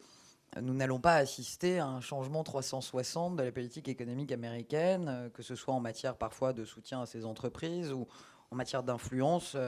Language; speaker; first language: French; native; French